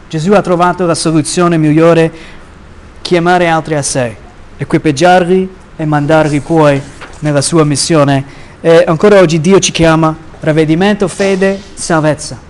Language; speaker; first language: Italian; non-native, fluent; English